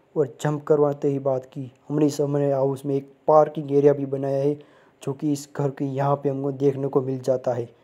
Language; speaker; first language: Hindi; non-native, local second language; Gujarati